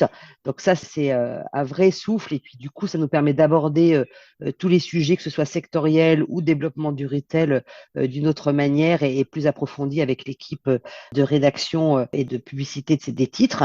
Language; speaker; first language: French; native; French